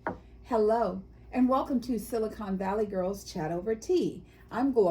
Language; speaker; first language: English; native; English